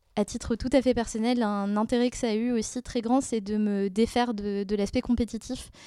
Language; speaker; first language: French; native; French